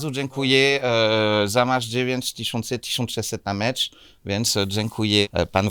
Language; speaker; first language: Polish; non-native, learner; French